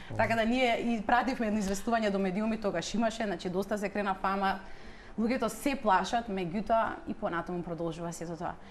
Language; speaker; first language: Macedonian; native; Macedonian